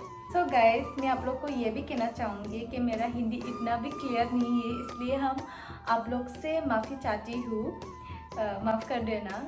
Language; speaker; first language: Hindi; non-native, local second language; Bodo